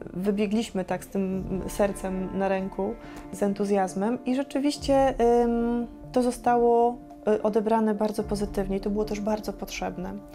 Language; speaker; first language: Polish; native; Polish